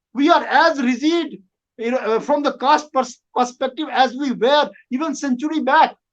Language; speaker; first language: English; non-native, local second language; Maithili